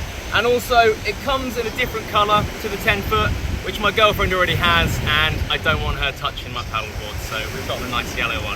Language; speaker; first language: English; native; English